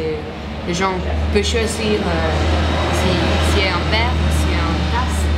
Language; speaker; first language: French; non-native, learner; Italian